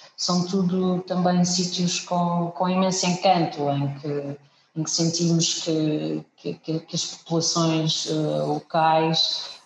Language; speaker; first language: Portuguese; native; Portuguese